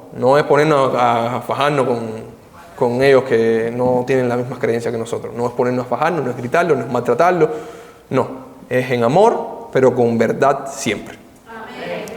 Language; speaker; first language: Spanish; native; Spanish